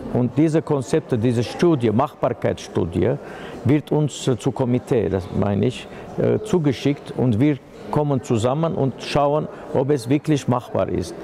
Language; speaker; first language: German; non-native, fluent; Armenian